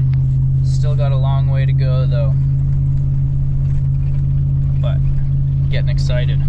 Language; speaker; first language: English; native; English